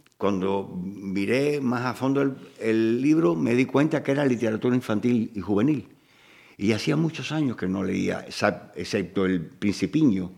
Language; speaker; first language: Spanish; native; Spanish